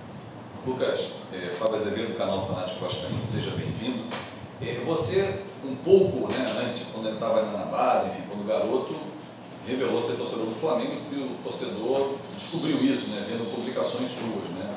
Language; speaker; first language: Portuguese; native; Portuguese